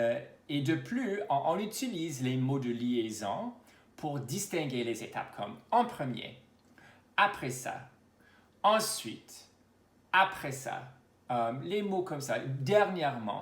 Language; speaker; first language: French; non-native, local second language; English